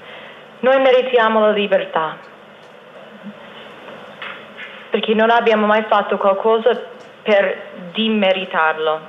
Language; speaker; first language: Italian; non-native, fluent; English